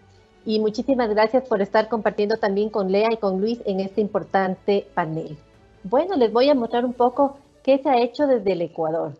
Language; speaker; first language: Spanish; native; Spanish